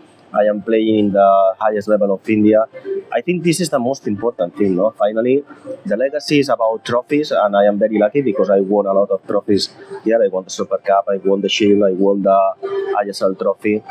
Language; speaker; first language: English; non-native, fluent; Spanish